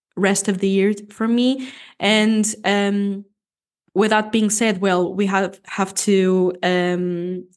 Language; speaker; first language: English; non-native, fluent; Portuguese